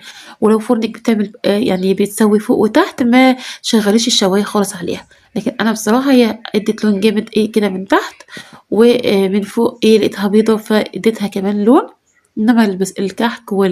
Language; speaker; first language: Arabic; native; Arabic